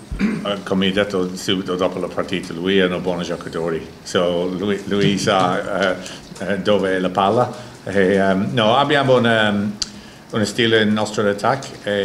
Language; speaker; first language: Italian; non-native, learner; English